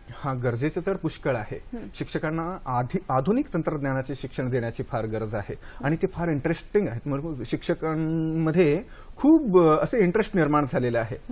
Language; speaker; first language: Marathi; non-native, local second language; Kannada